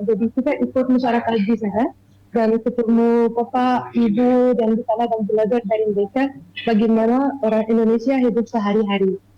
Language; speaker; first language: Indonesian; non-native, fluent; Arabic